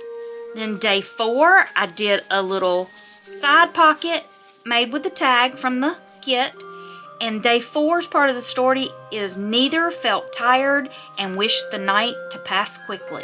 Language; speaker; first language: English; native; English